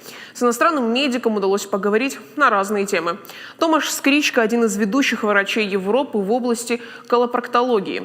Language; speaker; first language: Russian; native; Russian